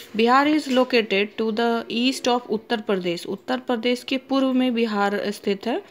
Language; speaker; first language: Hindi; native; Hindi